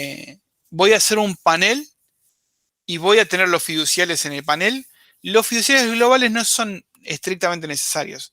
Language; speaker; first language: Spanish; native; Spanish